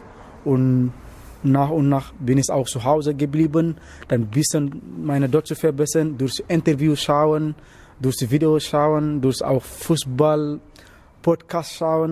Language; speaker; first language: German; non-native, learner; Wolof